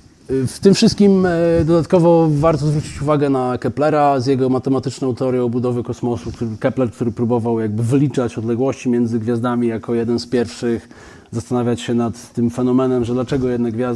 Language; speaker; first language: Polish; native; Polish